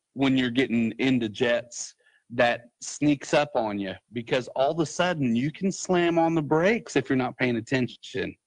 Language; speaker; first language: English; native; English